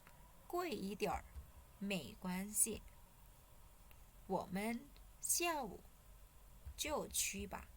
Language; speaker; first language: Chinese; non-native, fluent; Indonesian